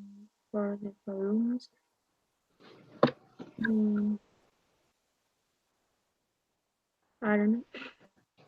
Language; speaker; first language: English; non-native, learner; Spanish